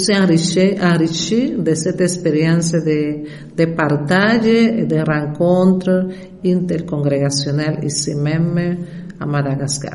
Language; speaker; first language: French; non-native, fluent; Spanish